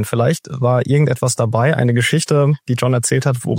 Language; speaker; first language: German; native; German